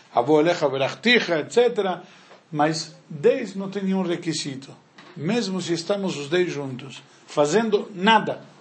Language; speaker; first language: Portuguese; non-native, fluent; Spanish